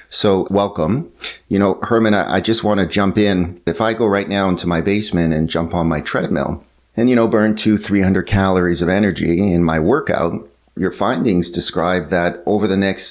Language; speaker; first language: English; native; English